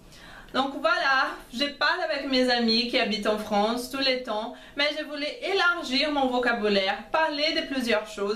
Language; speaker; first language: French; non-native, fluent; Portuguese